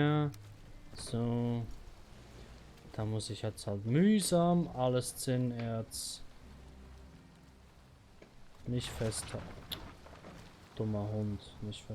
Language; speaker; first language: German; native; German